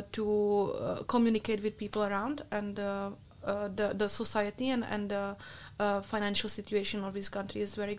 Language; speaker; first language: English; non-native, fluent; Czech